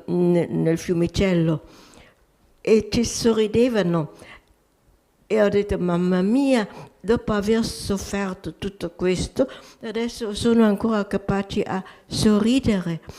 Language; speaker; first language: Italian; non-native, local second language; German